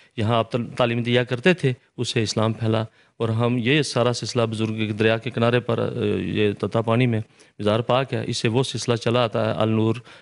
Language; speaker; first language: Urdu; non-native, local second language; Punjabi